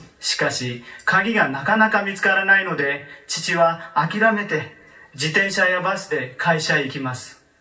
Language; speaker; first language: Japanese; non-native, learner; Marathi